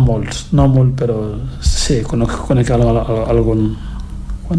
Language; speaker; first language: Catalan; non-native, fluent; Fula